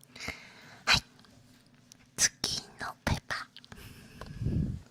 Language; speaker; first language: Japanese; non-native, learner; Chinese